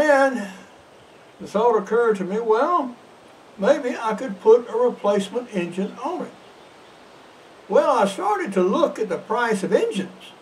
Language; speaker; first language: English; native; English